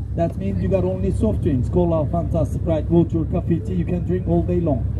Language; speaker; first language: English; non-native, fluent; Turkish